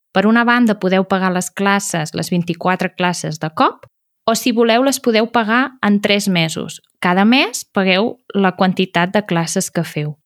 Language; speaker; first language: Catalan; native; Catalan